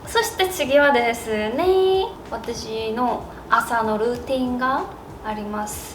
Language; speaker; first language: Japanese; non-native, learner; Korean